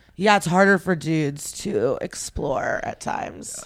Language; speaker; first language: English; early bilingual, other home language; Russian